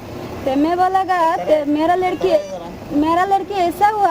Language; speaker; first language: Hindi; non-native, local second language; Bangla